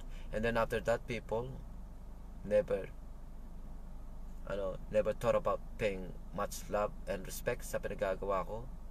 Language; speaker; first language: English; non-native, local second language; Filipino